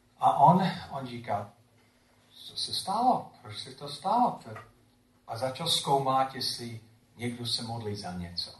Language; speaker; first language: Czech; non-native, fluent; English